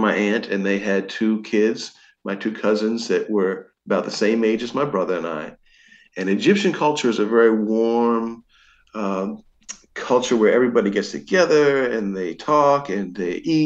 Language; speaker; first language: English; native; English